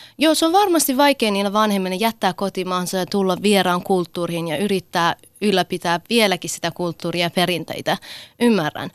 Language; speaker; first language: Finnish; early bilingual, other home language; Persian